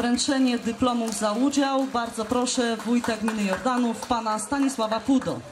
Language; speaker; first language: Polish; native; Polish